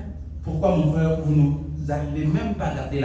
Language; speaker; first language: French; non-native, local second language; Lingala